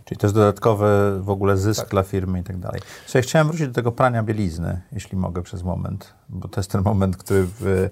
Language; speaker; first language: Polish; native; Polish